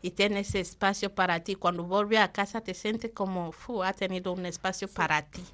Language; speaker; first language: Spanish; non-native, fluent; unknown